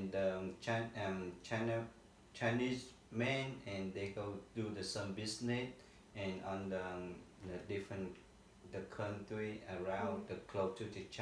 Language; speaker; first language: English; non-native, learner; Vietnamese